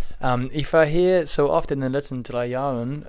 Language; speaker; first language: German; non-native, learner; English